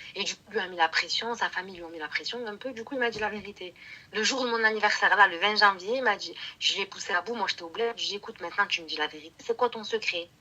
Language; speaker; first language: French; early bilingual, other home language; Arabic